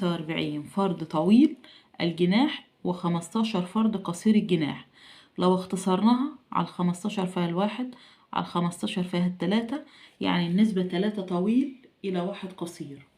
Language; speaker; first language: Arabic; native; Arabic